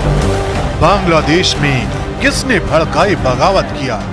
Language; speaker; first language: Hindi; native; Hindi